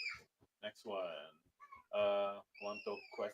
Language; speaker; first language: Spanish; non-native, learner; English